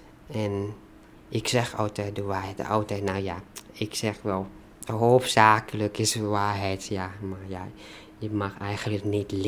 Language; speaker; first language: Dutch; non-native, learner; Thai